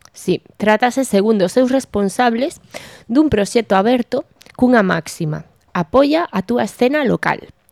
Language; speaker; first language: Galician; non-native, local second language; Spanish